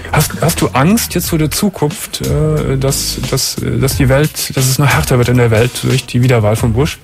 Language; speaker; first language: German; native; German